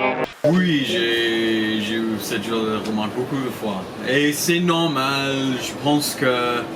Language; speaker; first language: French; non-native, fluent; English